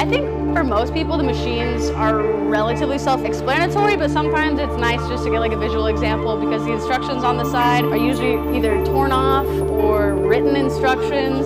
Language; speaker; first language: English; native; English